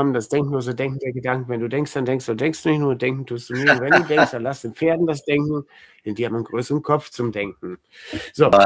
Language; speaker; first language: German; native; German